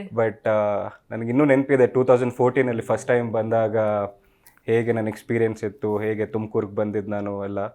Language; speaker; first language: Kannada; non-native, fluent; Odia